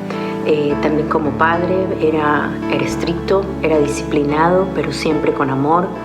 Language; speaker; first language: Spanish; native; Spanish